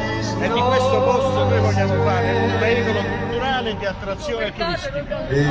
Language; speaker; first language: Italian; native; Italian